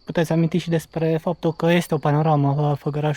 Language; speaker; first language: Romanian; native; Romanian